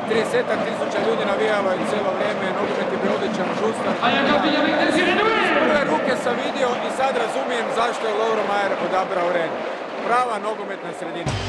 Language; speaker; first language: Croatian; native; Croatian